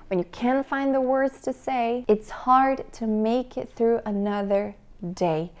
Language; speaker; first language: English; non-native, fluent; Portuguese